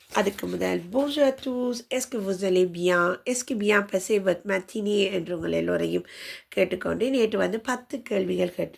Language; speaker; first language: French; non-native, learner; Tamil